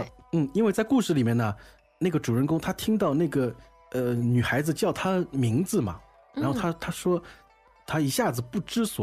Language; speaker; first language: Chinese; native; Chinese